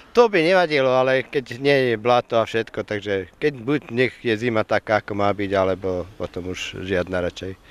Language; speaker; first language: Slovak; native; Slovak